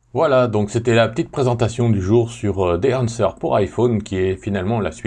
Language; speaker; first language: French; native; French